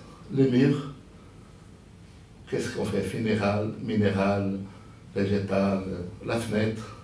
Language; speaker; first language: French; non-native, fluent; Portuguese